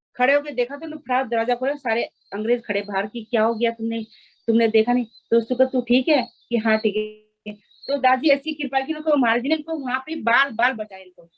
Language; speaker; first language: Hindi; non-native, local second language; Nepali